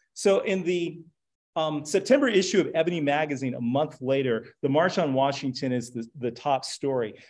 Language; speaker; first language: English; native; English